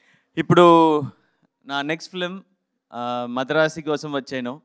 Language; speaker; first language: Telugu; non-native, learner; Tamil